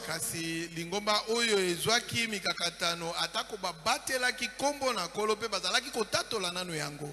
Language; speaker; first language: Lingala; native; Lingala